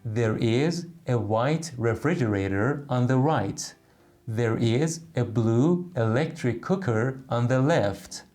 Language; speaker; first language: English; non-native, fluent; Persian